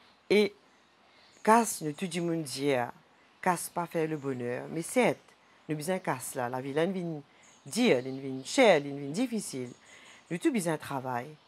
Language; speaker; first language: French; non-native, local second language; Morisyen